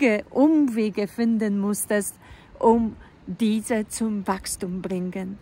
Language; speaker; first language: German; non-native, fluent; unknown